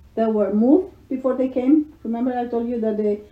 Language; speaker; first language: English; non-native, learner; Spanish